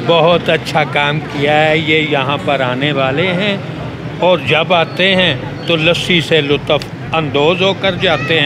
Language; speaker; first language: Hindi; non-native, local second language; Punjabi